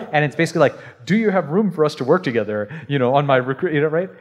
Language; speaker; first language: English; native; English